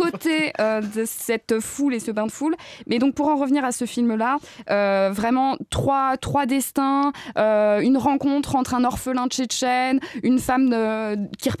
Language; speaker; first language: French; native; French